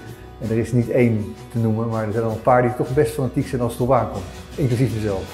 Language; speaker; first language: Dutch; native; Dutch